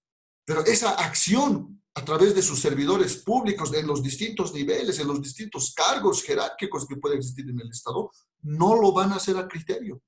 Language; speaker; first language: Spanish; native; Spanish